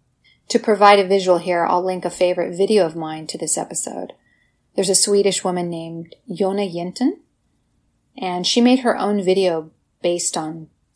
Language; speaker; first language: English; native; English